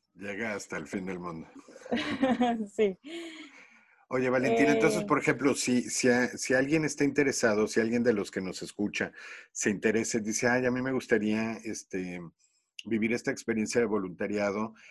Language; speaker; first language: Spanish; native; Spanish